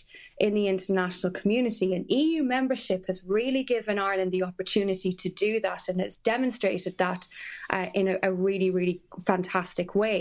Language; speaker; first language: English; native; English